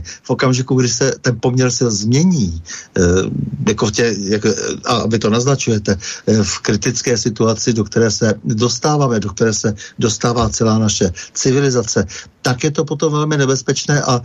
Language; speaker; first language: Czech; native; Czech